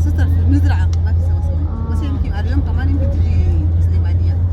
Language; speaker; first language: Arabic; native; Arabic